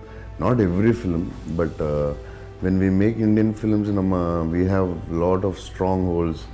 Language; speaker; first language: Tamil; non-native, local second language; Telugu